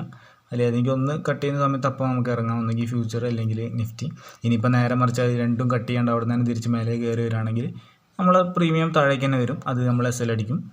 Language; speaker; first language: Malayalam; native; Malayalam